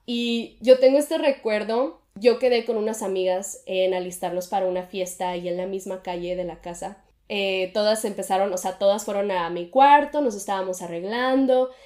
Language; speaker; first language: Spanish; early bilingual, heritage; Spanish